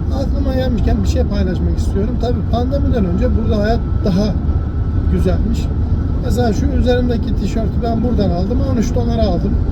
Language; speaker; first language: Turkish; early bilingual, heritage; Turkish